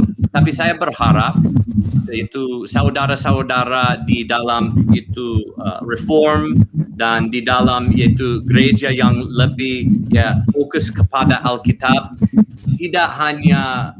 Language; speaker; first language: Indonesian; non-native, learner; English